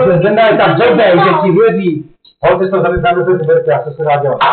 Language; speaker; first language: Czech; native; Czech